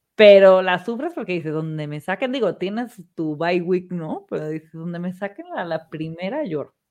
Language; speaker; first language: Spanish; native; Spanish